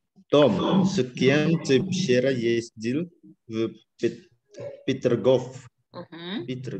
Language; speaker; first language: Russian; non-native, learner; Indonesian